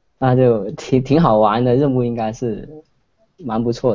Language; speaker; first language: Chinese; non-native, local second language; Cantonese